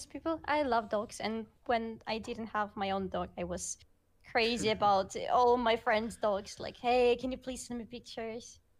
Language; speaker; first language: English; non-native, fluent; Russian